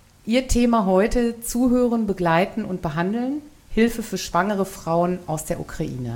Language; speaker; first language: German; native; German